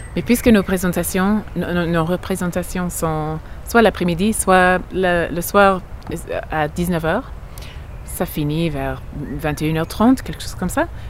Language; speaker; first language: French; non-native, fluent; English